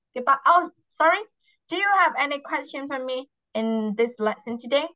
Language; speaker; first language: English; non-native, fluent; Vietnamese